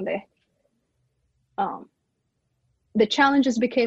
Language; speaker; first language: English; non-native, fluent; Portuguese